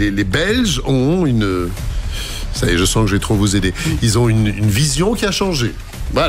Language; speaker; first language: French; native; French